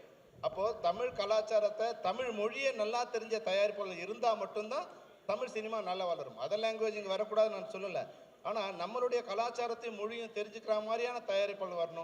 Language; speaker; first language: Tamil; native; Tamil